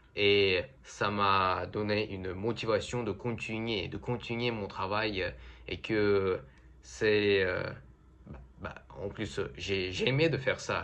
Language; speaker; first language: French; non-native, fluent; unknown